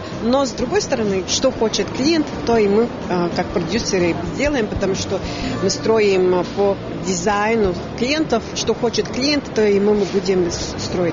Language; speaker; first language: Russian; non-native, fluent; Latvian